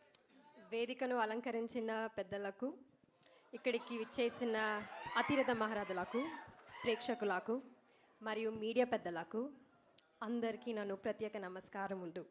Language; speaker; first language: Telugu; non-native, learner; Malayalam